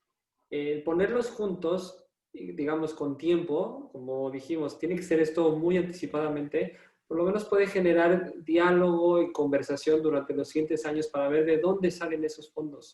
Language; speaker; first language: Spanish; native; Spanish